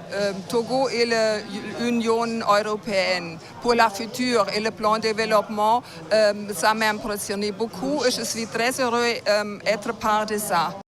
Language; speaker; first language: French; non-native, fluent; German